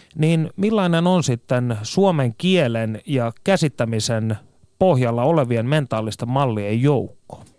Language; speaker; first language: Finnish; native; Finnish